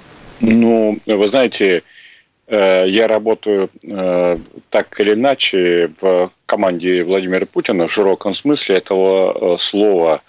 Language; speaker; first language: Russian; native; Russian